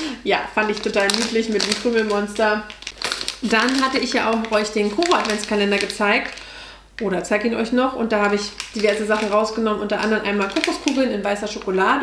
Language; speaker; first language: German; native; German